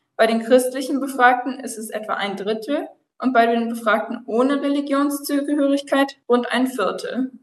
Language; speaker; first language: German; native; German